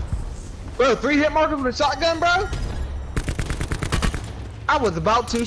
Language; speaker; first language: English; native; English